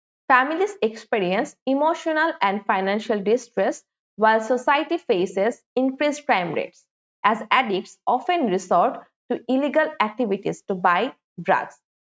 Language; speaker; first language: English; non-native, local second language; Bangla